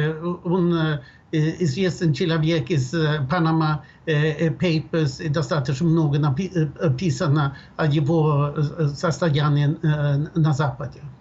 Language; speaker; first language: Russian; non-native, fluent; Swedish